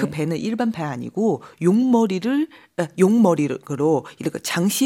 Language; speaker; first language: Korean; non-native, fluent; Chinese